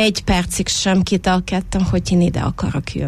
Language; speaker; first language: Hungarian; non-native, fluent; Russian